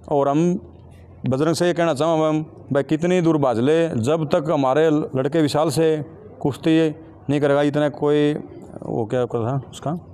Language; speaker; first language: Hindi; native; Hindi